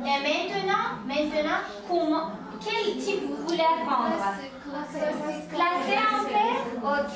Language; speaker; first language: French; non-native, fluent; Uzbek